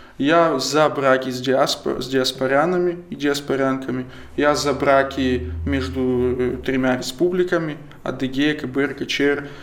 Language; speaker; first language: Russian; non-native, local second language; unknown